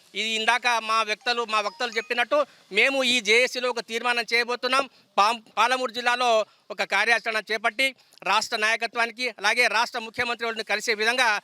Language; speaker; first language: Telugu; native; Telugu